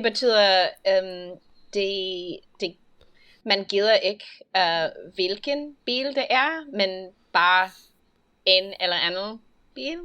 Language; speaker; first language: Danish; non-native, learner; English